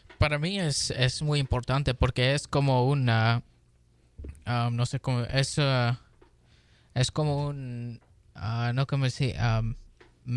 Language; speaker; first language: Spanish; early bilingual, heritage; Spanish